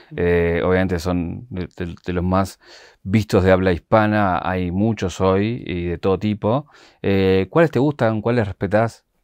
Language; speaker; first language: Spanish; native; Spanish